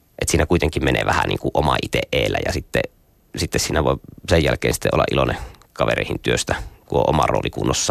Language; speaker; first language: Finnish; native; Finnish